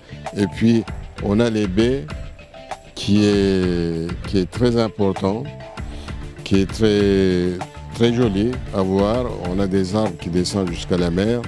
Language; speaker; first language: French; non-native, fluent; Turkish